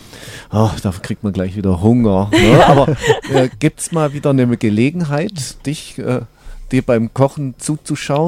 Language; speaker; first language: German; native; German